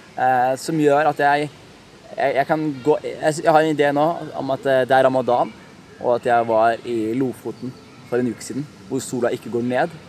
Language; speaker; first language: Norwegian; early bilingual, other home language; Somali